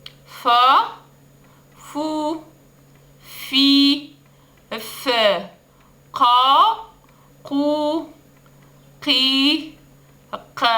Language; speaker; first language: Arabic; native; Arabic